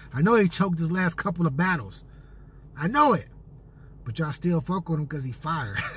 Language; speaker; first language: English; native; English